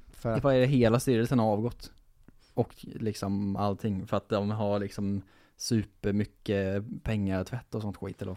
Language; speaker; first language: Swedish; native; Swedish